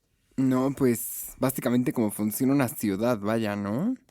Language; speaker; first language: Spanish; native; Spanish